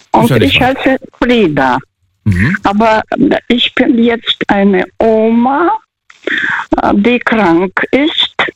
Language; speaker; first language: German; early bilingual, other home language; Russian